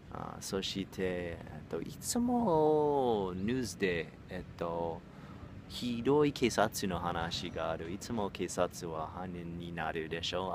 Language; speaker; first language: Japanese; non-native, learner; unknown